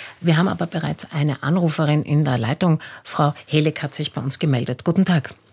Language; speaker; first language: German; native; German